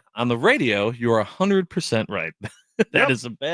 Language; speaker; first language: English; native; English